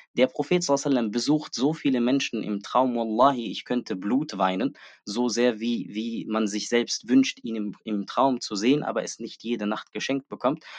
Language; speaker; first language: German; early bilingual, other home language; Arabic